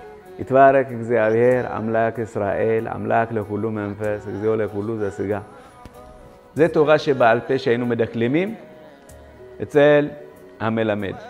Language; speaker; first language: Hebrew; non-native, fluent; Amharic